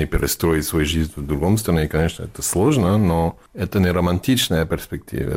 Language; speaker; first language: Russian; non-native, learner; English